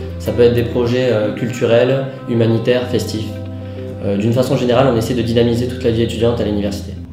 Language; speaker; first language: French; native; French